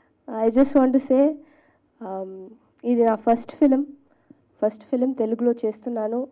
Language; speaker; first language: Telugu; non-native, local second language; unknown